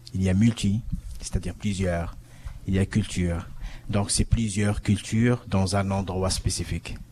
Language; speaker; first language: French; non-native, local second language; Arabic